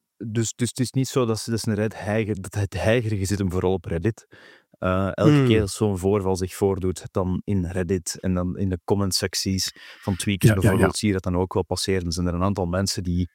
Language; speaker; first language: Dutch; native; Dutch